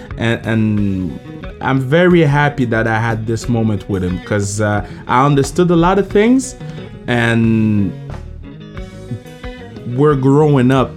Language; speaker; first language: English; non-native, fluent; French